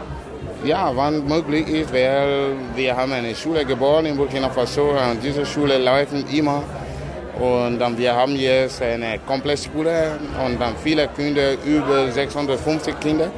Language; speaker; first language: German; non-native, learner; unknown